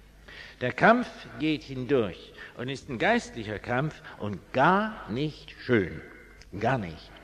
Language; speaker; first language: German; non-native, fluent; English